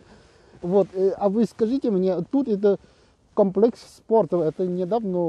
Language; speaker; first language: Russian; non-native, learner; Vietnamese